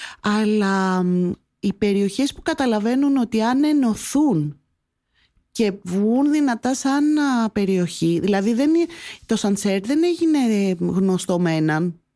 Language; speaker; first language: Greek; native; Greek